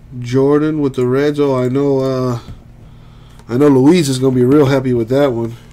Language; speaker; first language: English; native; English